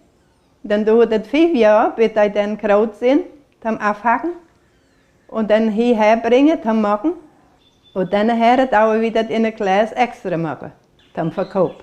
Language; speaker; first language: German; early bilingual, heritage; German